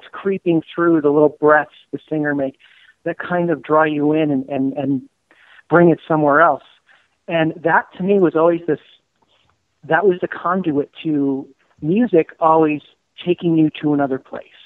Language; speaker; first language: English; native; English